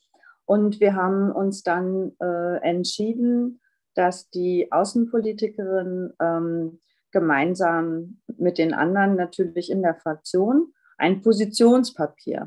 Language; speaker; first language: German; native; German